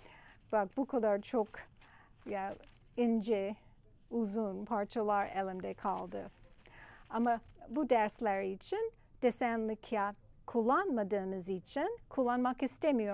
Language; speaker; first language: Turkish; non-native, fluent; English